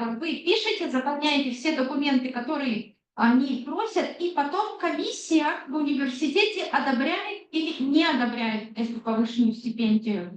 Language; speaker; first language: Russian; non-native, fluent; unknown